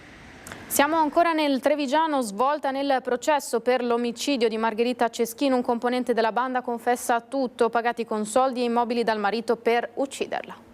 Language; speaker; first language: Italian; native; Italian